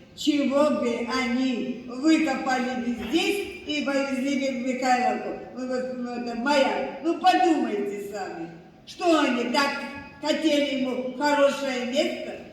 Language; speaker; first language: Russian; non-native, local second language; Abkhazian